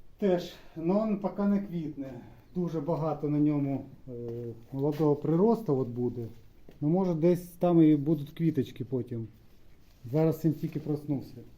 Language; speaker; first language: Ukrainian; native; Ukrainian